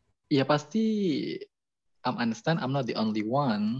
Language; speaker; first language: English; non-native, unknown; Indonesian